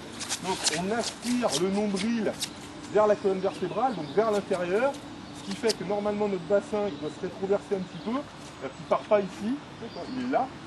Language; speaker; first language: French; native; French